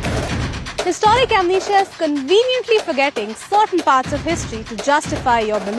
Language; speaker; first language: English; non-native, local second language; Hindi